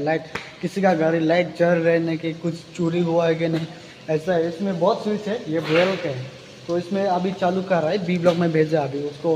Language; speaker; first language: Hindi; non-native, local second language; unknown